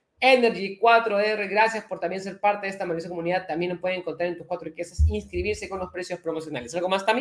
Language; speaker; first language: Spanish; native; Spanish